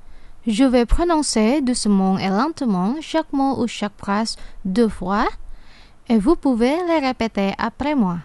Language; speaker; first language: French; non-native, fluent; Indonesian